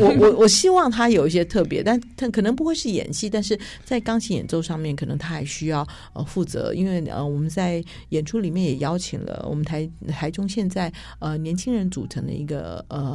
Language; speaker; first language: Chinese; native; Chinese